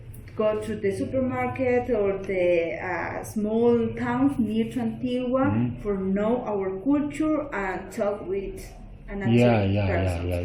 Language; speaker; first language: English; non-native, learner; Spanish